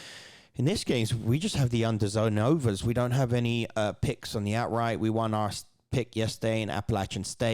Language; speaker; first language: English; native; English